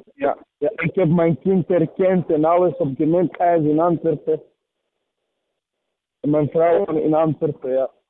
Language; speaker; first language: Dutch; non-native, fluent; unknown